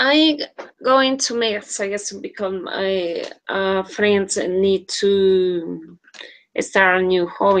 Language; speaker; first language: English; non-native, learner; Spanish